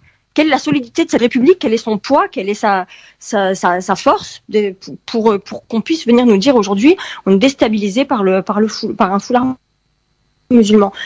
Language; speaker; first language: French; early bilingual, heritage; French